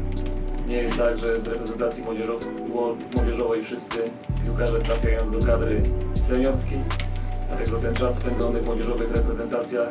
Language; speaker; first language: Polish; native; Polish